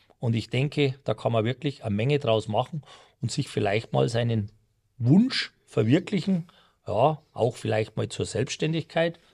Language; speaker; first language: German; native; German